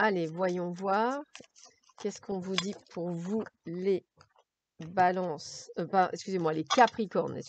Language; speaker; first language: French; native; French